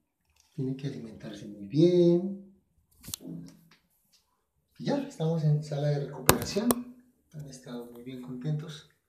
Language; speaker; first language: Spanish; native; Spanish